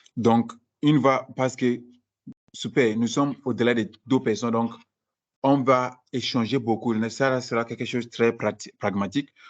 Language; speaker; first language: French; non-native, fluent; Akan